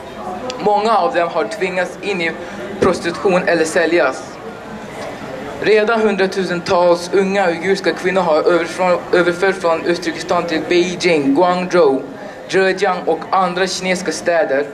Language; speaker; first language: Swedish; non-native, learner; Uyghur